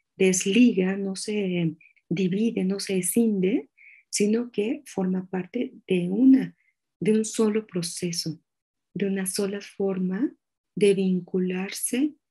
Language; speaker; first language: Spanish; native; Spanish